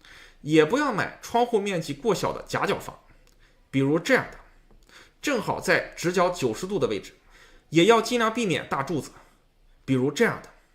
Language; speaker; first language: Chinese; native; Chinese